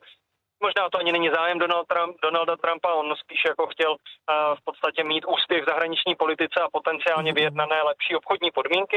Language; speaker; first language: Czech; native; Czech